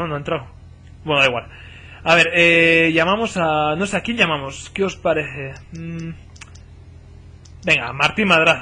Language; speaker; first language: Spanish; native; Spanish